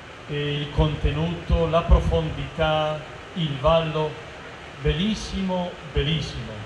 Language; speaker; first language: Italian; non-native, fluent; Spanish